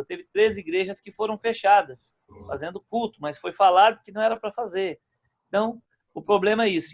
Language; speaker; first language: Portuguese; native; Portuguese